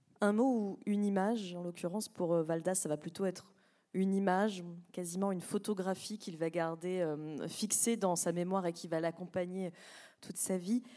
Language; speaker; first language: French; native; French